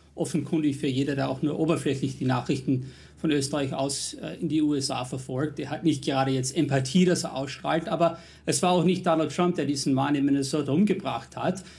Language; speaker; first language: German; non-native, fluent; English